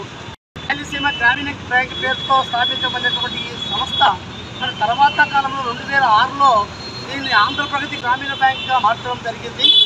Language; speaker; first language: Telugu; native; Telugu